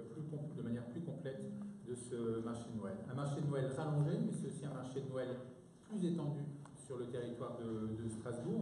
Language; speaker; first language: French; native; French